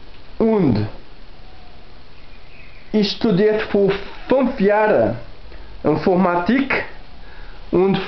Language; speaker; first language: German; non-native, learner; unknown